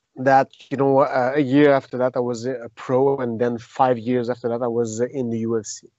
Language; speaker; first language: English; non-native, fluent; French